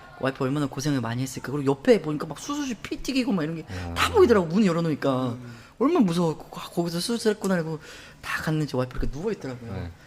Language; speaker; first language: Korean; native; Korean